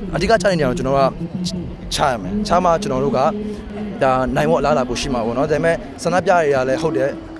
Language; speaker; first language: Burmese; non-native, local second language; Kachin